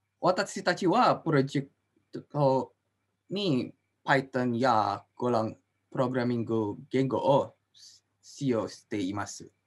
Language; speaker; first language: Japanese; non-native, learner; Indonesian